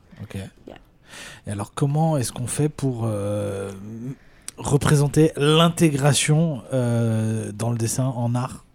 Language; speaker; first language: French; native; French